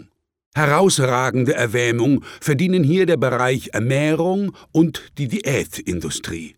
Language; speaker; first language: German; native; German